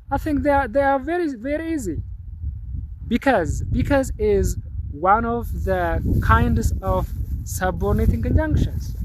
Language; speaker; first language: English; non-native, local second language; Amharic